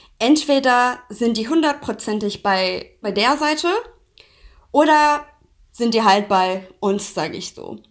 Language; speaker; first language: German; non-native, fluent; Persian